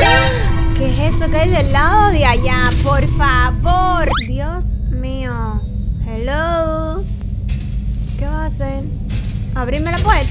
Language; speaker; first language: Spanish; native; Spanish